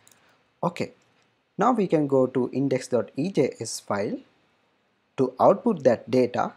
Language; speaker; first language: English; non-native, fluent; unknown